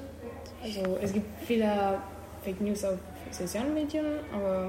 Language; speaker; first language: German; non-native, learner; French